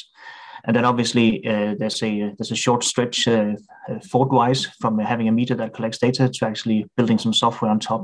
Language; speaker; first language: English; non-native, fluent; Danish